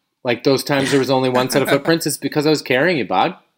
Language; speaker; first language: English; native; English